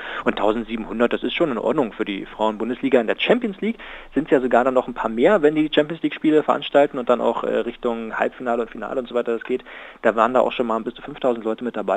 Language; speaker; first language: German; native; German